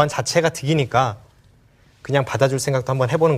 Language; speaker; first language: Korean; native; Korean